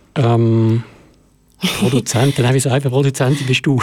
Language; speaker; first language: German; native; German